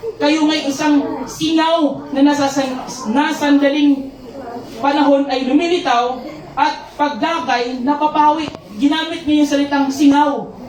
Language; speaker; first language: Filipino; non-native, local second language; Cebuano